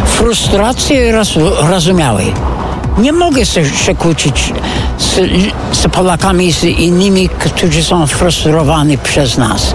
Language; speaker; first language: Polish; non-native, fluent; English